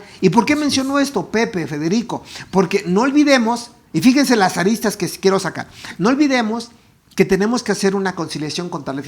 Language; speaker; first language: Spanish; native; Spanish